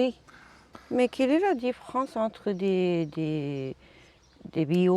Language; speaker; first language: French; non-native, learner; Japanese